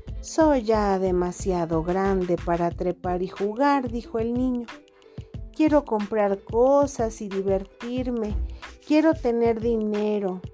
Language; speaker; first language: Spanish; non-native, fluent; Portuguese